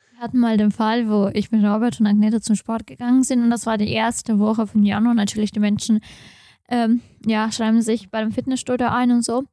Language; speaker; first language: German; non-native, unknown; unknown